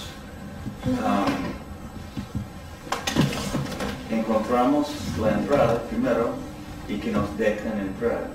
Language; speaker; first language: Spanish; non-native, learner; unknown